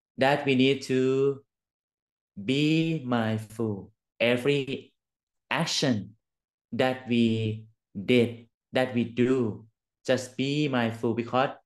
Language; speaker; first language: English; non-native, learner; Thai